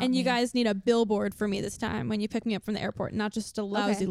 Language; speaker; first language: English; native; English